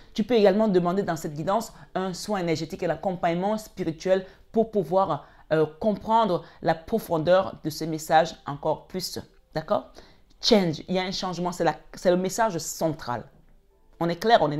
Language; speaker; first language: French; native; French